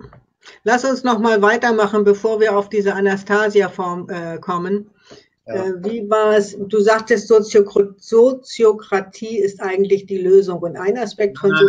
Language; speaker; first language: German; native; German